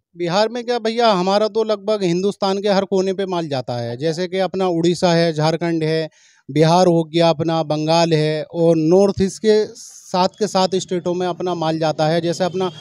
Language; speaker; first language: Hindi; native; Hindi